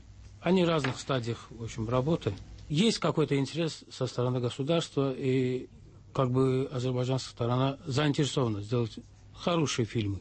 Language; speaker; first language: Russian; non-native, local second language; Azerbaijani